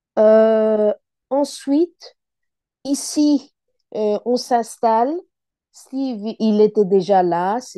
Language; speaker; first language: French; non-native, fluent; Bangla